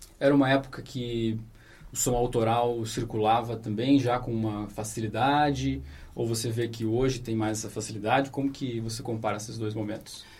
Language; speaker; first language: Portuguese; native; Portuguese